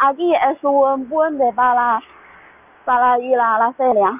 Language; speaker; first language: Spanish; non-native, learner; Chinese